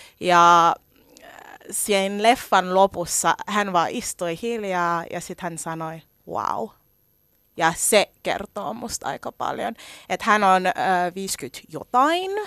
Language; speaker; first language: Finnish; early bilingual, other home language; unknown